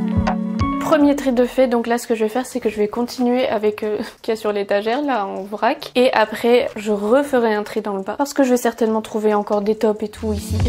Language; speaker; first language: French; native; French